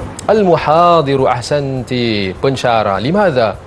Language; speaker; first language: Arabic; non-native, fluent; Malay